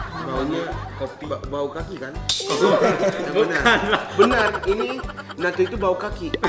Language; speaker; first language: Indonesian; non-native, fluent; Japanese